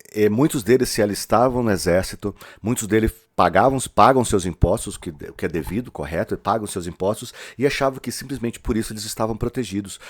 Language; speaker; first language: Portuguese; native; Portuguese